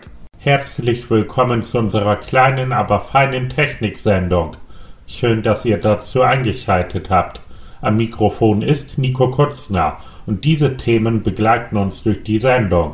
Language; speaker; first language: German; native; German